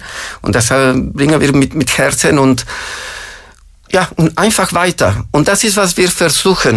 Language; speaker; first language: German; non-native, fluent; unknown